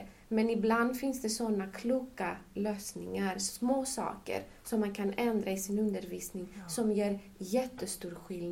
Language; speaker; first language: Swedish; non-native, fluent; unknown